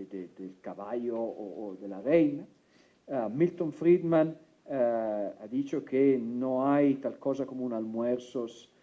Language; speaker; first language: Spanish; non-native, fluent; Italian